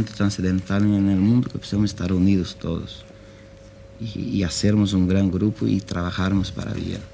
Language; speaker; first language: Spanish; non-native, learner; Portuguese